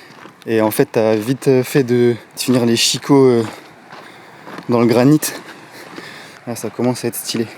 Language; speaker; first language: French; native; French